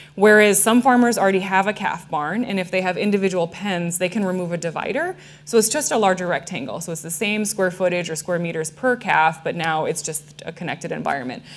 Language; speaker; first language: English; native; English